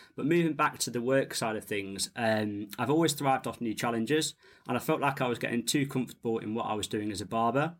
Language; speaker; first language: English; native; English